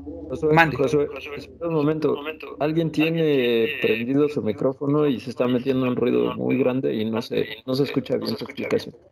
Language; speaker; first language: Spanish; native; Spanish